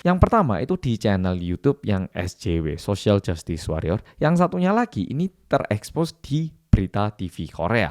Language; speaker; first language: Indonesian; early bilingual, other home language; Korean